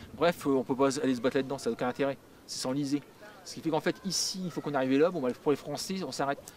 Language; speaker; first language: French; native; French